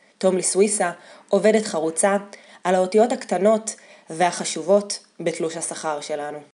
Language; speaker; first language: Hebrew; native; Hebrew